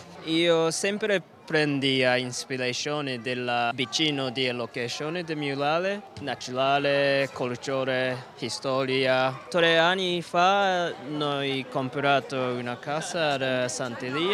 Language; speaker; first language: Italian; non-native, learner; Japanese